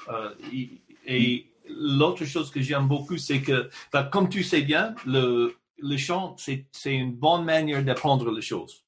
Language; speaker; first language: French; non-native, fluent; English